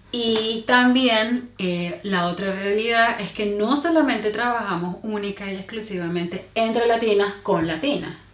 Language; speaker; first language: Spanish; native; Spanish